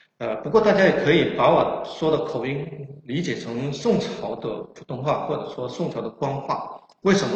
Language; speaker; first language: Chinese; non-native, local second language; Min Nan Chinese